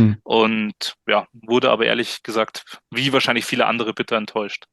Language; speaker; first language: German; native; German